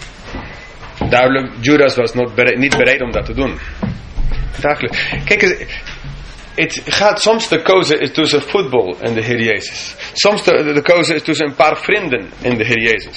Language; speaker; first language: Dutch; non-native, fluent; English